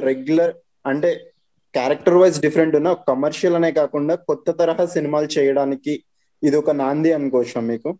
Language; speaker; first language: Telugu; native; Telugu